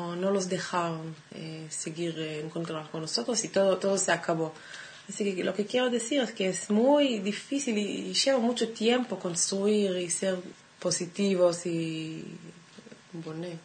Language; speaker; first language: Spanish; non-native, fluent; Hebrew